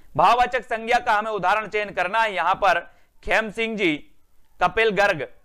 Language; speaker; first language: Hindi; native; Hindi